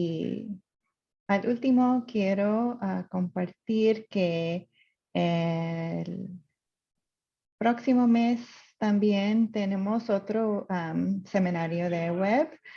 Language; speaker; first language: Spanish; non-native, fluent; English